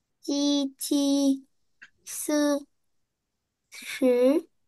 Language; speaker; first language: Chinese; non-native, learner; Vietnamese